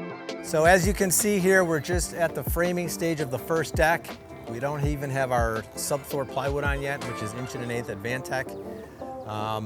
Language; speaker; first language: English; native; English